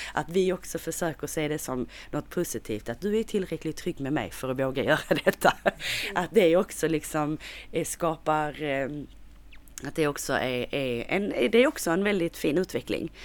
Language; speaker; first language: Swedish; native; Swedish